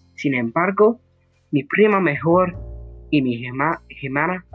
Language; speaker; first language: Spanish; non-native, learner; English